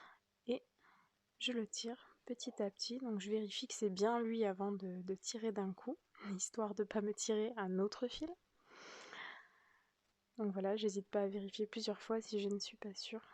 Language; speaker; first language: French; native; French